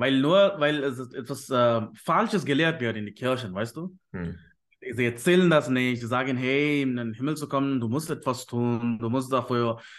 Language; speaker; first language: German; non-native, fluent; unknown